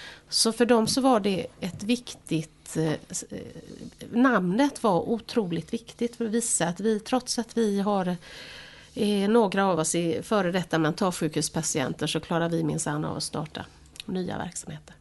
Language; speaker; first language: Swedish; native; Swedish